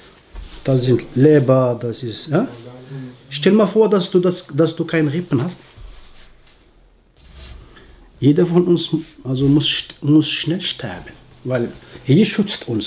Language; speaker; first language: German; non-native, learner; Arabic